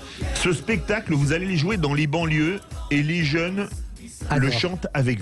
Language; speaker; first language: French; native; French